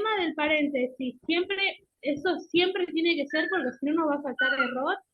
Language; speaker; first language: Spanish; native; Spanish